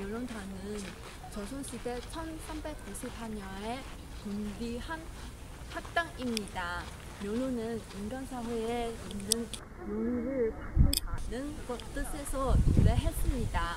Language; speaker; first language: Korean; non-native, learner; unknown